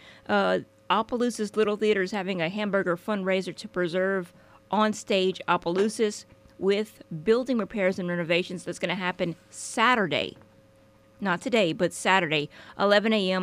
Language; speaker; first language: English; early bilingual, other home language; French